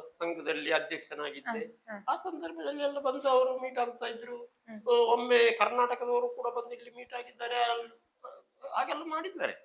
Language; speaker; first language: Kannada; non-native, local second language; Marathi